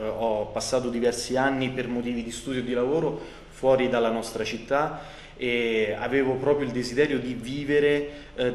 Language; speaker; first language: Italian; native; Italian